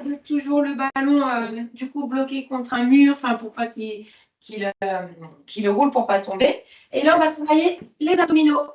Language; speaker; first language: French; native; French